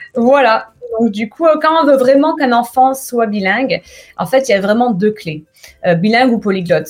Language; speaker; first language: French; native; French